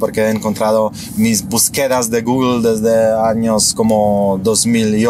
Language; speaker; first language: Spanish; non-native, fluent; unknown